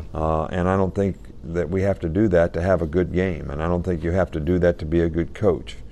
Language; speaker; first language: English; native; English